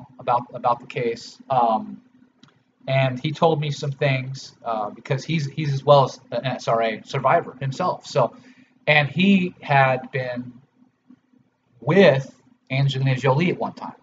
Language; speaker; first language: English; native; English